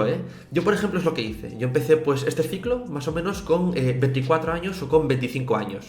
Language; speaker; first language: Spanish; native; Spanish